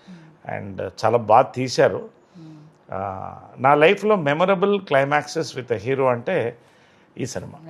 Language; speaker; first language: Telugu; native; Telugu